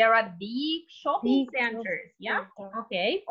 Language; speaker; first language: English; non-native, fluent; Russian